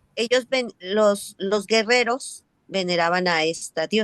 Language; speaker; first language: Spanish; native; Spanish